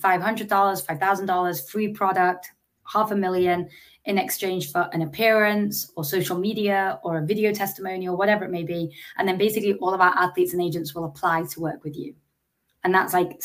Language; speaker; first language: English; native; English